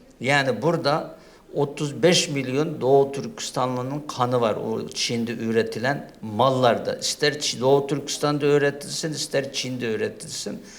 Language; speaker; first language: Turkish; non-native, fluent; Uyghur